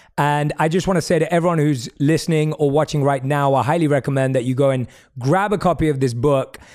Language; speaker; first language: English; native; English